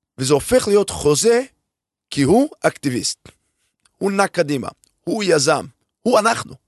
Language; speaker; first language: Hebrew; non-native, fluent; English